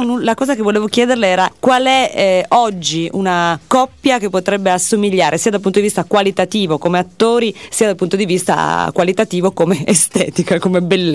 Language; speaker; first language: Italian; native; Italian